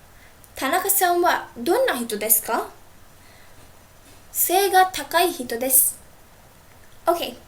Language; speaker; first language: Japanese; non-native, fluent; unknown